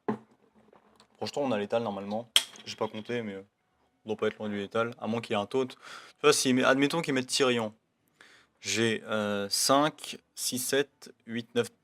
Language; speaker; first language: French; native; French